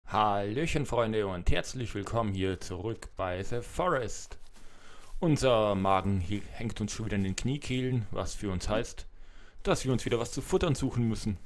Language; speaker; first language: German; native; German